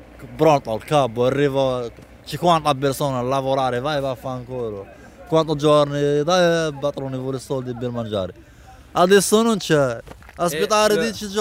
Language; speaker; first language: Italian; non-native, learner; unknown